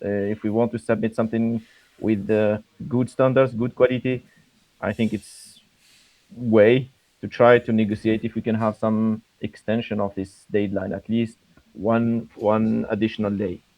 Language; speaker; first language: English; non-native, fluent; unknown